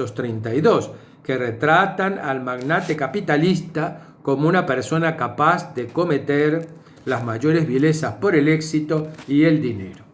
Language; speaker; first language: Spanish; native; Spanish